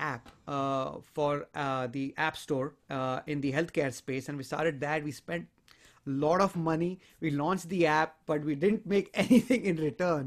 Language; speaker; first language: English; non-native, local second language; Hindi